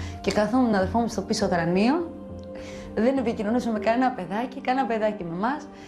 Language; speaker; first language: Greek; early bilingual, other home language; Albanian